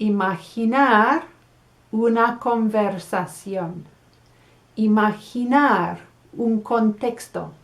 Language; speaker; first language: Spanish; non-native, fluent; English